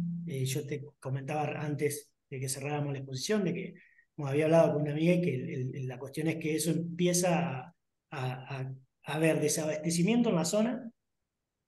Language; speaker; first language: Spanish; native; Spanish